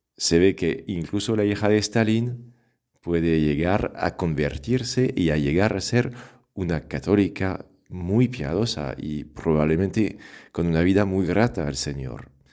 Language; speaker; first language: Spanish; non-native, fluent; French